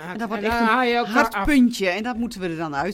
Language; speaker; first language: Dutch; native; Dutch